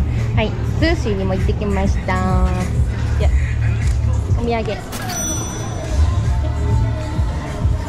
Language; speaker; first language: Japanese; native; Japanese